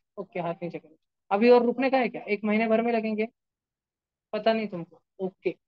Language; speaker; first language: Hindi; non-native, local second language; Marathi